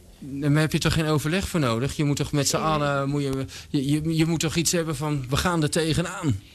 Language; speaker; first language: Dutch; native; Dutch